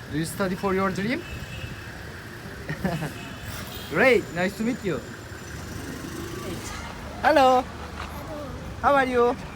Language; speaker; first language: English; non-native, learner; Turkish